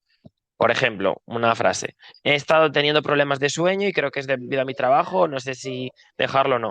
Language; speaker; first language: Spanish; native; Spanish